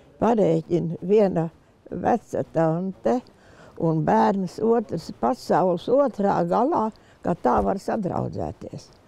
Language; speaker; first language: Latvian; native; Latvian